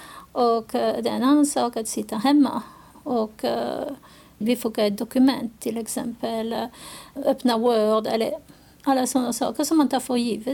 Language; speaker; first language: Swedish; non-native, fluent; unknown